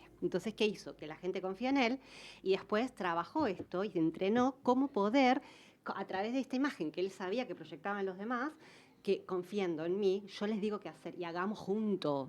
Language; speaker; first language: Spanish; native; Spanish